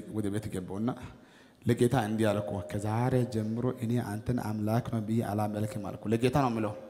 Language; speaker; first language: Amharic; non-native, local second language; Wolaytta